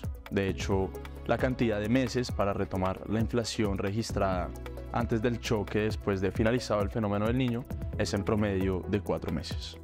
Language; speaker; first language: Spanish; native; Spanish